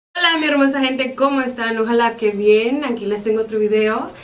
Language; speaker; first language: Spanish; early bilingual, heritage; Spanish